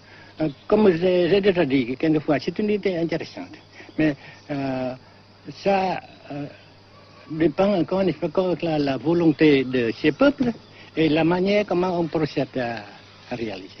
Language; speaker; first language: French; non-native, fluent; Vietnamese